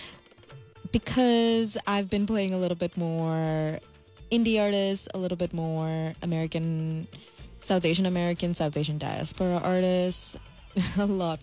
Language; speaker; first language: English; non-native, local second language; Malayalam